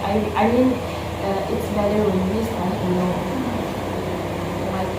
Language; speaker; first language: English; non-native, learner; Indonesian